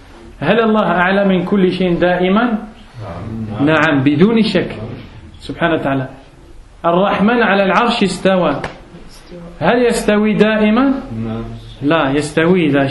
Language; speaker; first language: Arabic; non-native, fluent; French